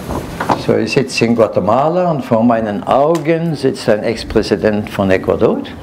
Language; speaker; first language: German; non-native, fluent; Norwegian